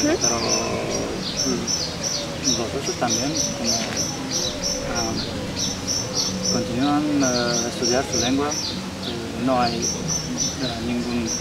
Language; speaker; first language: Spanish; non-native, learner; Uzbek